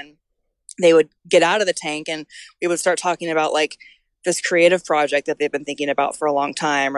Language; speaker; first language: English; native; English